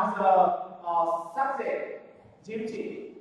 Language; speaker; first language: English; non-native, learner; Vietnamese